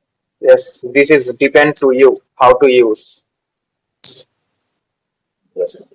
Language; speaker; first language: English; non-native, local second language; Bangla